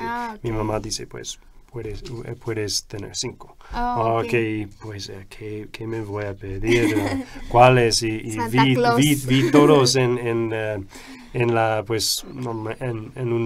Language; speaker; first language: Spanish; non-native, fluent; English